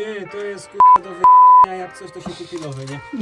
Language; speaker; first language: Polish; native; Polish